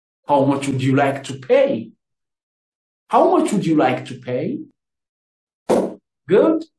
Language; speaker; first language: English; non-native, fluent; Amharic